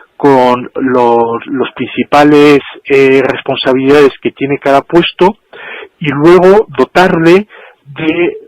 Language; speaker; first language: Spanish; native; Spanish